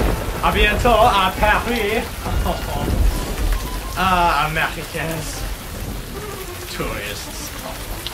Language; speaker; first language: French; non-native, learner; English